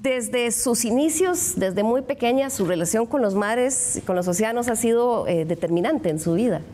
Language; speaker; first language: Spanish; native; Spanish